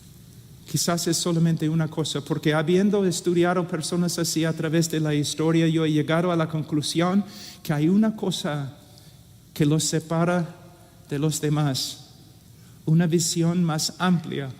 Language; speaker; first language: Spanish; non-native, fluent; English